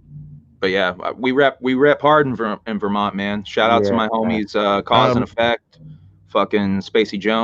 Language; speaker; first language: English; native; English